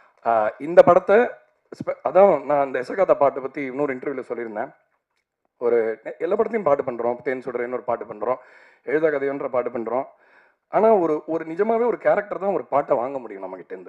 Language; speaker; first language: Tamil; native; Tamil